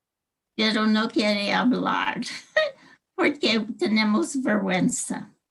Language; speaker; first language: Spanish; early bilingual, heritage; English